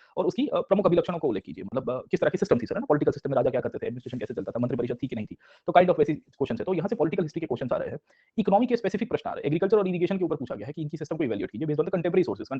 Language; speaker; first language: Hindi; non-native, local second language; Gujarati